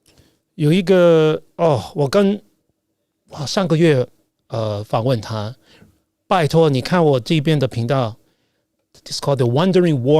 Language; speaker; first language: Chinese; non-native, fluent; English